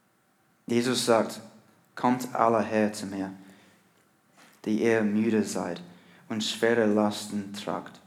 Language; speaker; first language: German; non-native, learner; English